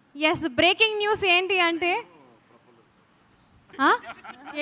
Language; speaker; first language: Telugu; native; Telugu